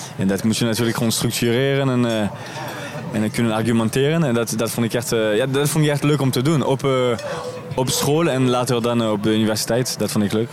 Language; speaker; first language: Dutch; non-native, fluent; French